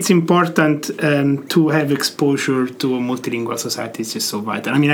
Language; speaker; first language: English; non-native, fluent; Italian